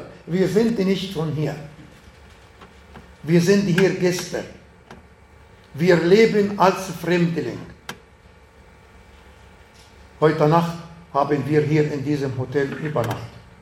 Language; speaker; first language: German; non-native, learner; Arabic